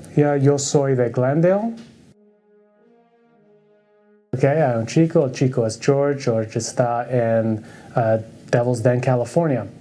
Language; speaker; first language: Spanish; non-native, learner; English